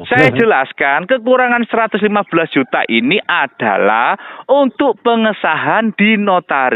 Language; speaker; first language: Indonesian; non-native, local second language; Javanese